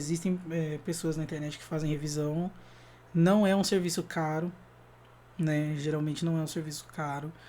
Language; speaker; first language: Portuguese; native; Portuguese